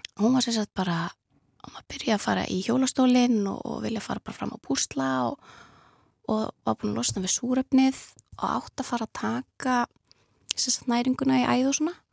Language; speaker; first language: Icelandic; native; Icelandic